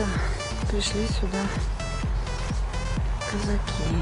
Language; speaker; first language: Russian; native; Russian